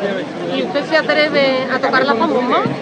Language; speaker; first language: Spanish; native; Spanish